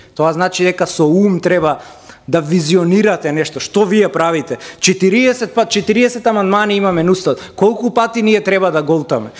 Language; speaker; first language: Macedonian; native; Macedonian